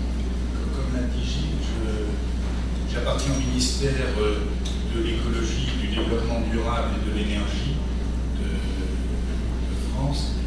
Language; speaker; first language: French; native; French